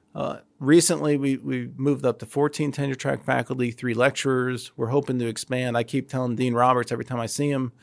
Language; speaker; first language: English; native; English